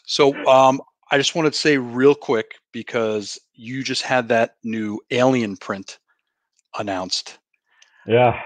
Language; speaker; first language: English; native; English